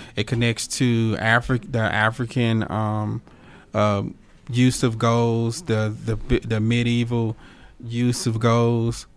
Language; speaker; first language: English; native; English